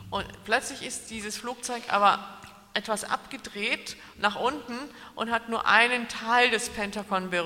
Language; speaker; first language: German; native; German